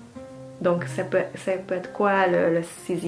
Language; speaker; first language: French; non-native, fluent; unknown